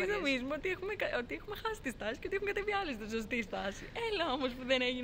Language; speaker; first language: Greek; native; Greek